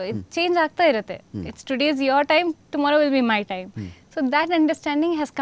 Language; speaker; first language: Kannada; non-native, fluent; Hindi